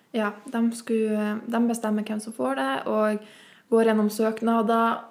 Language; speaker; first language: Norwegian; native; Norwegian